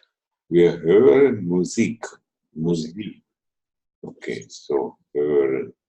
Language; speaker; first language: German; non-native, fluent; Telugu